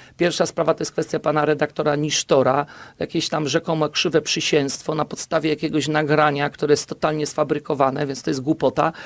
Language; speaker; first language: Polish; native; Polish